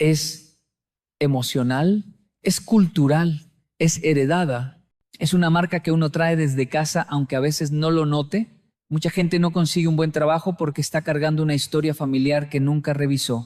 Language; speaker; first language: Spanish; native; Spanish